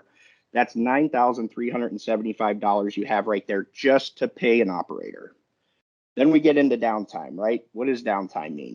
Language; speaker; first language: English; native; English